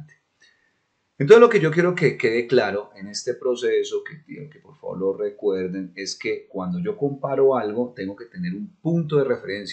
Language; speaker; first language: Spanish; native; Spanish